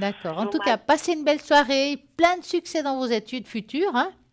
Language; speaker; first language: French; native; French